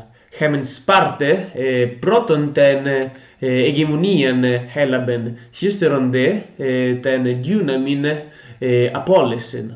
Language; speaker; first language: Greek; non-native, learner; Italian